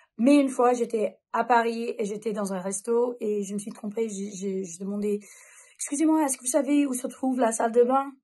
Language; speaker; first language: French; non-native, fluent; Portuguese